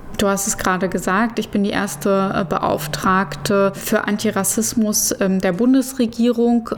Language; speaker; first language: German; early bilingual, other home language; Arabic